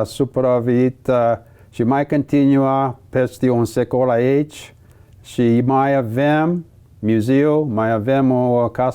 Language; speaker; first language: Romanian; early bilingual, heritage; English